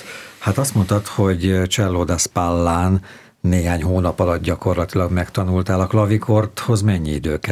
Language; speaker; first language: Hungarian; native; Hungarian